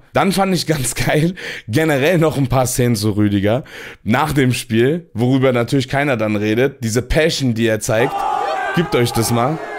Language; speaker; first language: German; early bilingual, other home language; Turkish